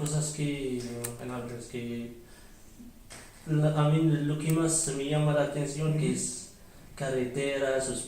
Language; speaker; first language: Spanish; non-native, learner; Arabic